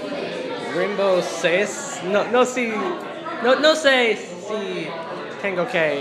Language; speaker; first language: Spanish; non-native, learner; English